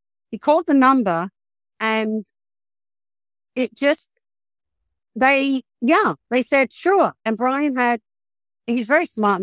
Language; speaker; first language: English; native; English